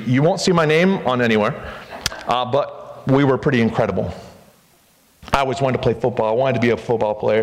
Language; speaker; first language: English; native; English